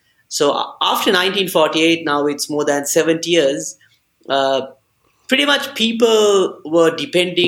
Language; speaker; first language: English; non-native, local second language; Sinhala